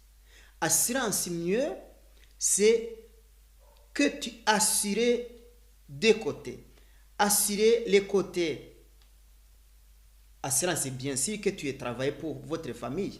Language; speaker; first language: French; non-native, learner; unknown